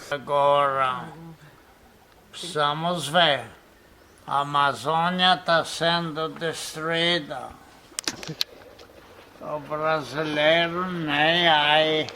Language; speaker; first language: Portuguese; non-native, fluent; Polish